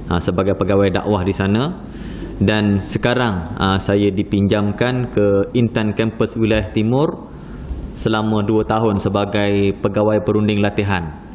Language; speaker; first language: Malay; native; Malay